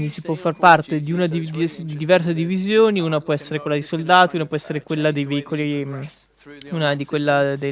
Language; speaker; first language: Italian; native; Italian